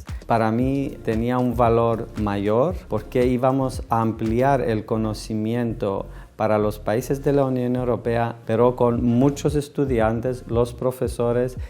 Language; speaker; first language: Spanish; non-native, fluent; Greek